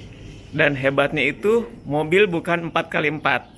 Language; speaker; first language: Indonesian; native; Indonesian